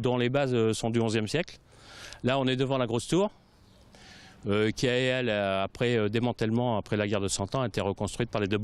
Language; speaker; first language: French; native; French